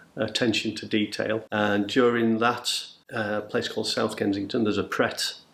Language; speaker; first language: English; native; English